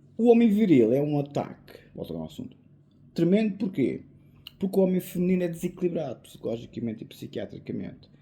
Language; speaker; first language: Portuguese; native; Portuguese